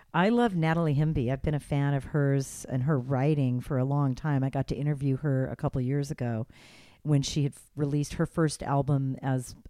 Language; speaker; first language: English; native; English